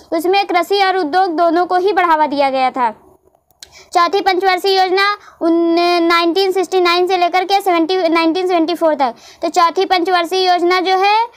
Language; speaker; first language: Hindi; native; Hindi